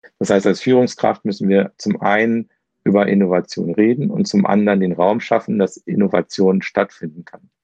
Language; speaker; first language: German; native; German